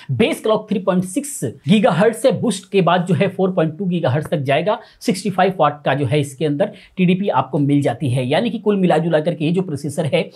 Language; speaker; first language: Hindi; native; Hindi